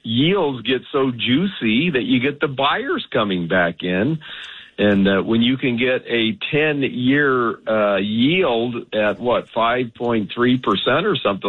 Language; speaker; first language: English; native; English